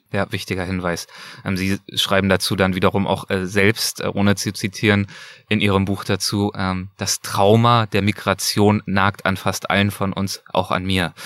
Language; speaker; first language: German; native; German